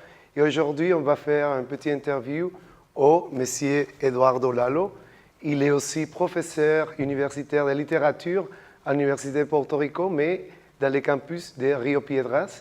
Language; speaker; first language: French; non-native, fluent; Spanish